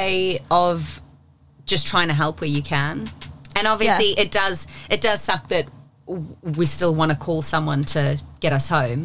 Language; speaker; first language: English; native; English